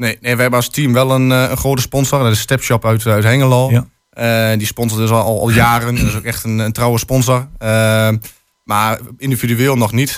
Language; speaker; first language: Dutch; native; Dutch